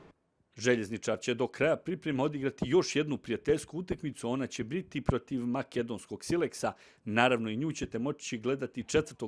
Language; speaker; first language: Bosnian; native; Bosnian